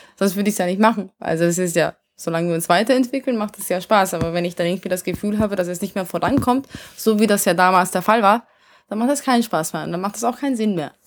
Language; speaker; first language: German; early bilingual, other home language; Hungarian